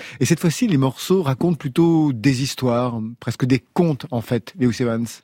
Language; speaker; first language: French; native; French